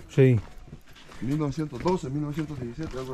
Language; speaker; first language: Spanish; native; Spanish